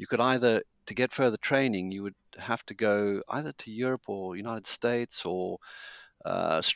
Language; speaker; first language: English; native; English